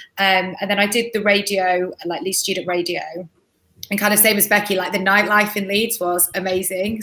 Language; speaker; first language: English; native; English